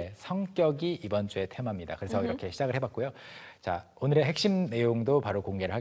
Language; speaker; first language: Korean; native; Korean